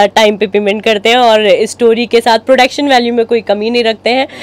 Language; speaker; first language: Hindi; native; Hindi